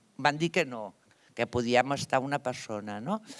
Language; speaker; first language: Spanish; native; Spanish